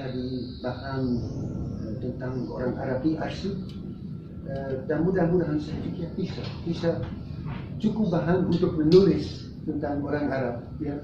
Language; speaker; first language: Indonesian; non-native, fluent; Dutch